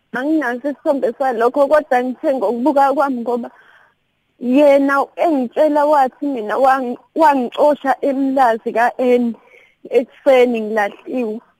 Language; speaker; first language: Zulu; native; Zulu